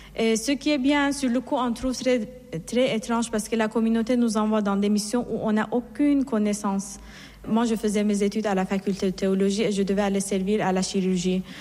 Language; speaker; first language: French; non-native, fluent; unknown